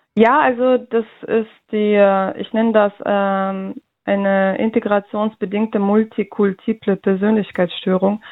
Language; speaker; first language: German; early bilingual, other home language; Russian